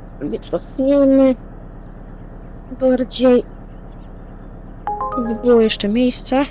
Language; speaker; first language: Polish; native; Polish